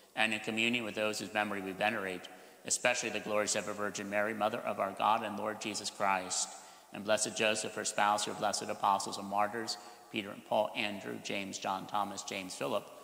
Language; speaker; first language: English; native; English